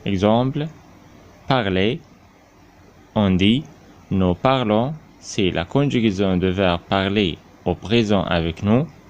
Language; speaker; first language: French; non-native, fluent; Arabic